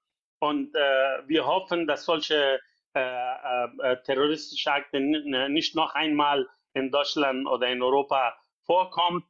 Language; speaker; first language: German; non-native, fluent; Persian